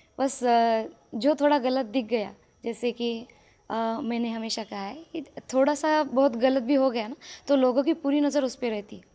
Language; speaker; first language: Hindi; non-native, local second language; Marathi